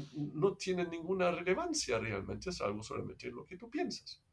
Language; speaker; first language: Spanish; non-native, fluent; German